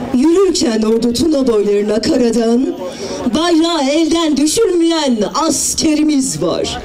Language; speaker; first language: Turkish; native; Turkish